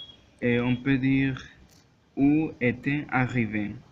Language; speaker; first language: French; non-native, learner; Spanish